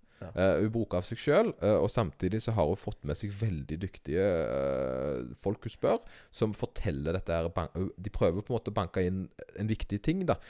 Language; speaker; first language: Norwegian; native; Norwegian